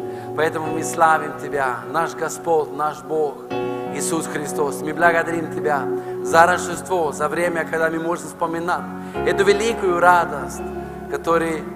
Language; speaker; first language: Russian; non-native, fluent; Norwegian